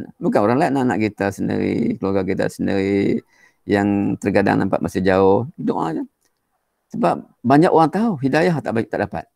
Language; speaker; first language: Malay; native; Malay